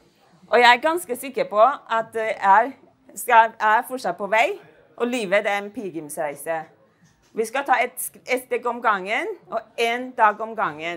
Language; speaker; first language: Norwegian; non-native, fluent; Chinese